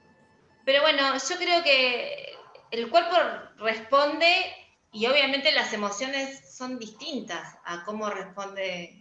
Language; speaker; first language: Spanish; native; Spanish